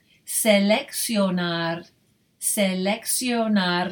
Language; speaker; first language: Spanish; non-native, fluent; English